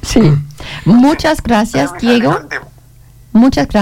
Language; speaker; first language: Spanish; non-native, learner; German